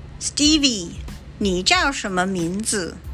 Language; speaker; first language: Chinese; non-native, learner; English